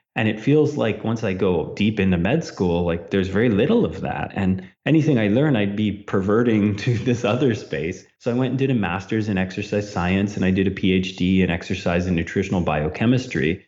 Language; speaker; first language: English; early bilingual, other home language; Italian